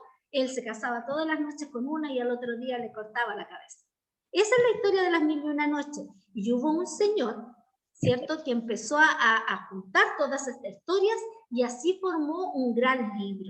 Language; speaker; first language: Spanish; native; Spanish